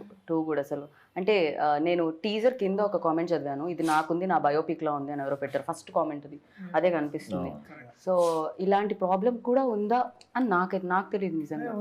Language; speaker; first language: Telugu; native; Telugu